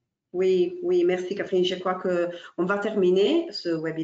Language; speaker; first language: French; non-native, fluent; Italian